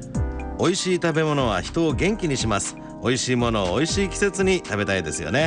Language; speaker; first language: Japanese; native; Japanese